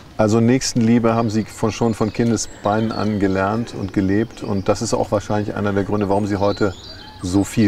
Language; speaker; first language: German; native; German